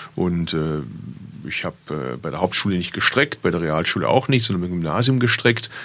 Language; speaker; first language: German; early bilingual, other home language; Turkish